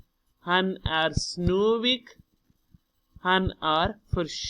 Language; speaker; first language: Swedish; non-native, learner; Urdu